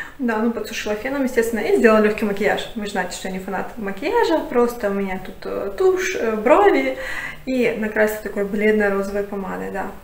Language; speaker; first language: Russian; native; Russian